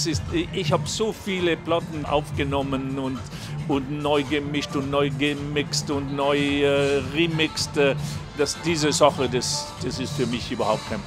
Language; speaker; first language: German; non-native, local second language; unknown